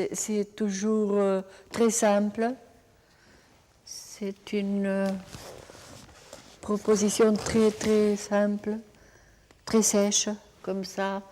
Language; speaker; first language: French; non-native, fluent; Portuguese